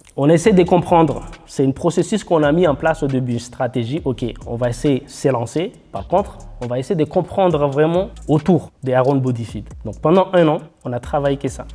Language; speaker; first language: French; non-native, local second language; Malagasy